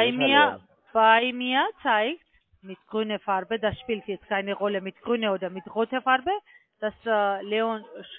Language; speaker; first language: German; non-native, learner; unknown